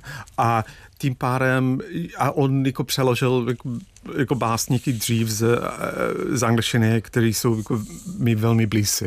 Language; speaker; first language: Czech; non-native, fluent; English